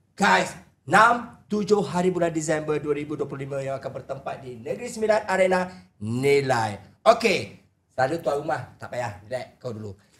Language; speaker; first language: Malay; native; Malay